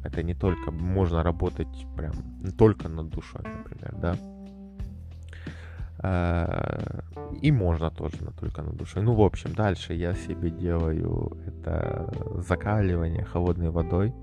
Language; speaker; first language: Russian; native; Russian